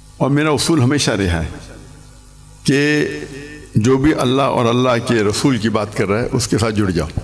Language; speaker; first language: Urdu; non-native, local second language; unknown